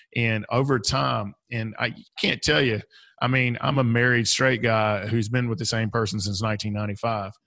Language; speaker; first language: English; native; English